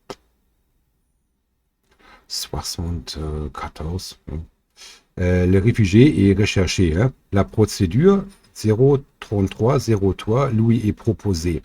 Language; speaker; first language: French; non-native, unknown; German